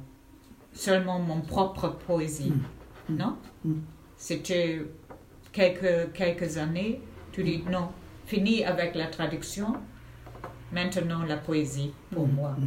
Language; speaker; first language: French; non-native, fluent; German